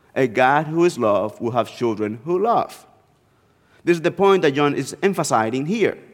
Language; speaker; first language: English; non-native, fluent; Spanish